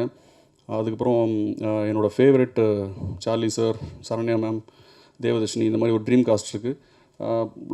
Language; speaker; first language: Tamil; native; Tamil